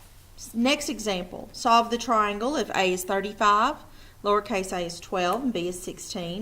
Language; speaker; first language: English; native; English